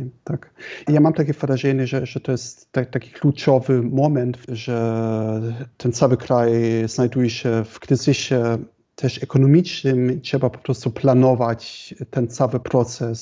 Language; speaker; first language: Polish; non-native, fluent; German